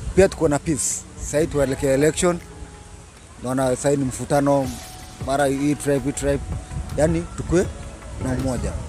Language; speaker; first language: Swahili; non-native, local second language; Gusii